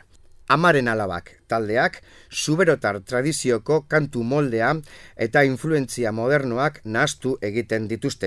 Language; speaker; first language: Basque; native; Basque